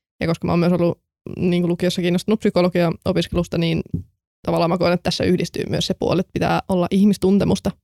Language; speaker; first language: Finnish; native; Finnish